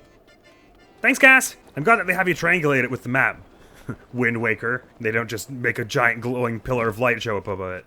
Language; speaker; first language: English; native; English